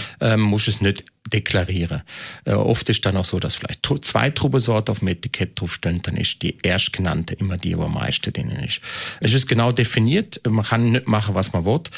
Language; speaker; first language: German; native; German